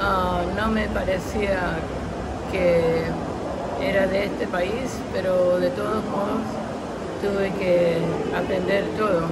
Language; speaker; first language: Spanish; non-native, local second language; English